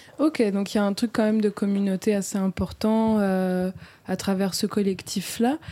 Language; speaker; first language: French; native; French